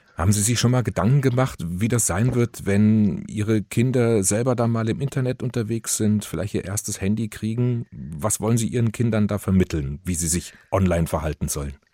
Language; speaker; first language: German; native; German